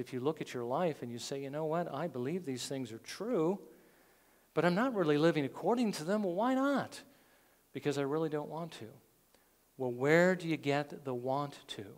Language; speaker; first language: English; native; English